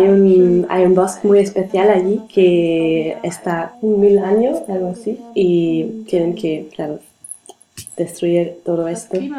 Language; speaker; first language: Spanish; non-native, learner; German